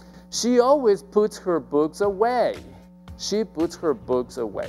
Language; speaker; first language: English; non-native, fluent; Spanish